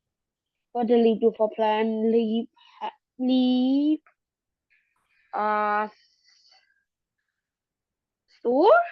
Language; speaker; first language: English; non-native, learner; Thai